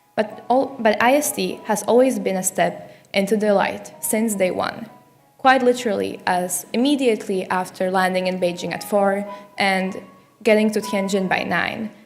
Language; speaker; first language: English; non-native, fluent; Slovak